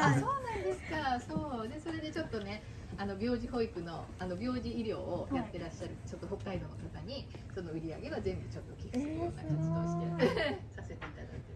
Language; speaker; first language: Japanese; native; Japanese